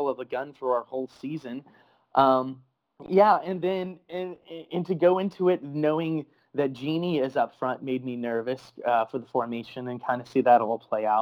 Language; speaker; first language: English; native; English